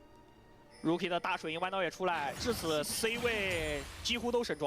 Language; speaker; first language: Chinese; native; Chinese